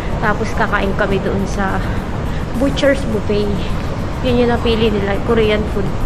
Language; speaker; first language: Filipino; native; Filipino